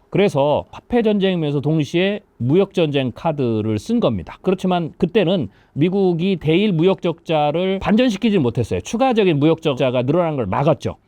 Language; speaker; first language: Korean; native; Korean